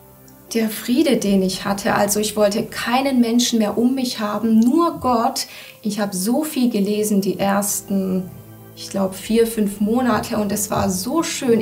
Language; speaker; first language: German; early bilingual, other home language; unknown